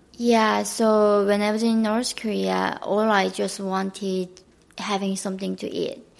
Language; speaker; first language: English; non-native, fluent; Korean